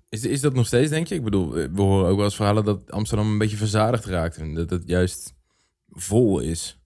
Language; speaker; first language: Dutch; native; Dutch